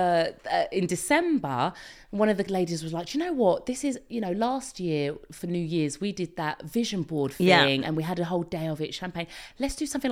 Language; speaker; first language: English; native; English